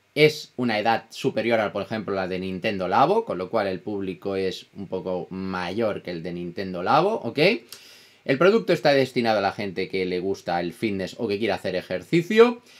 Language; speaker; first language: Spanish; non-native, fluent; Italian